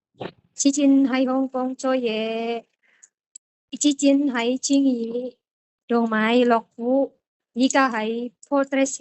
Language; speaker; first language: Cantonese; non-native, learner; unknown